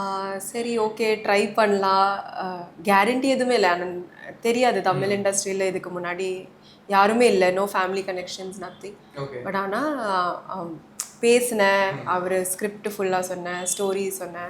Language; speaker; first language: Tamil; early bilingual, heritage; Tamil